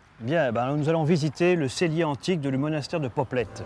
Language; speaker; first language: French; native; French